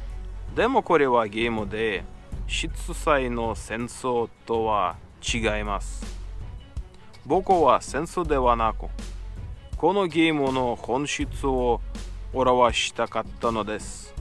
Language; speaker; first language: Japanese; non-native, learner; Russian